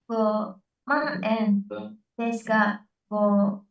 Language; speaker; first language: Japanese; non-native, learner; Indonesian